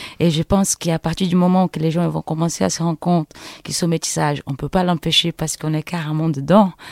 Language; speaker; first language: French; non-native, fluent; Portuguese